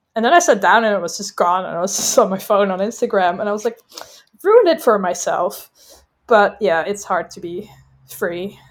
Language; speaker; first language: English; non-native, fluent; Dutch